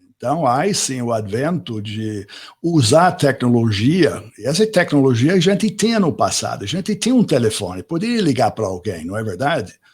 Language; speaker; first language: Portuguese; non-native, fluent; English